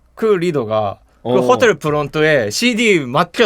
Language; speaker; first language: Korean; non-native, fluent; Japanese